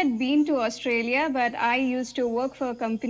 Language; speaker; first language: English; non-native, local second language; Malayalam